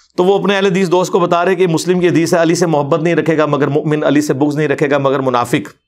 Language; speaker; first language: Urdu; non-native, local second language; Punjabi